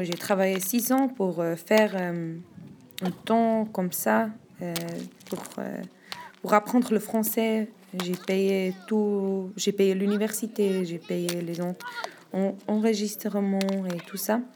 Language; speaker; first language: French; non-native, learner; German